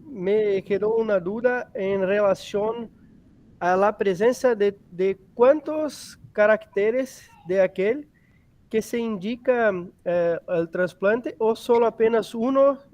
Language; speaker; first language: Spanish; non-native, learner; Portuguese